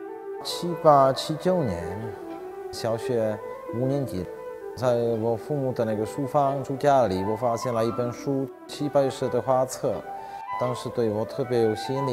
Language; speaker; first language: Chinese; non-native, fluent; Czech